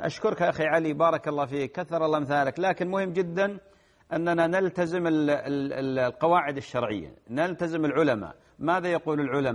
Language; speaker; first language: Arabic; native; Arabic